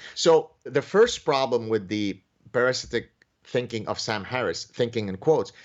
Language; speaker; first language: English; early bilingual, other home language; Arabic